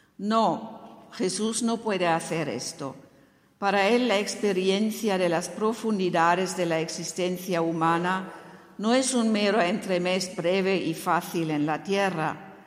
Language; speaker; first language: Spanish; non-native, fluent; German